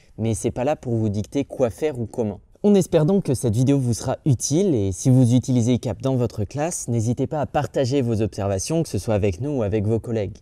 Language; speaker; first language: French; native; French